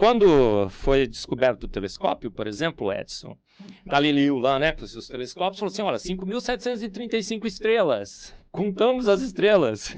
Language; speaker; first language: Portuguese; native; Portuguese